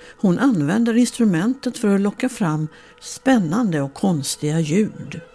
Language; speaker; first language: Swedish; native; Swedish